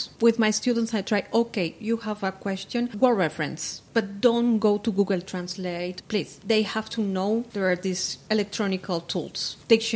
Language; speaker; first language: English; non-native, fluent; Spanish